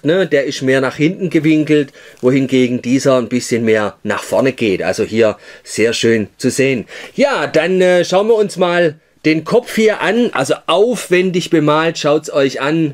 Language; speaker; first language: German; native; German